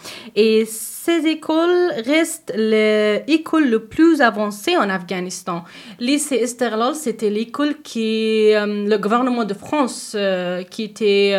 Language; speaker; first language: French; non-native, learner; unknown